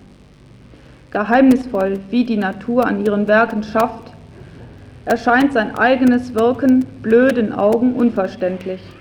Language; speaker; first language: German; native; German